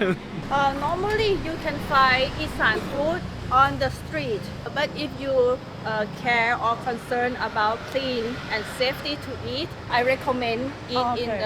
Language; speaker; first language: English; non-native, fluent; Thai